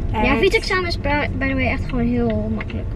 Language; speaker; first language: Dutch; early bilingual, other home language; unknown